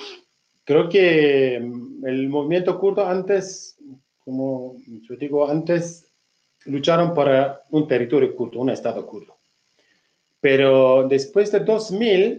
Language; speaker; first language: Spanish; non-native, fluent; Kurdish